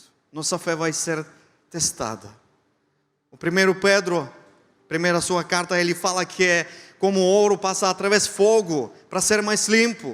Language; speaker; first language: Portuguese; non-native, fluent; Ukrainian